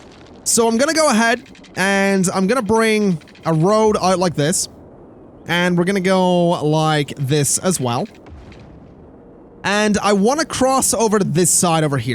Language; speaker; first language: English; native; English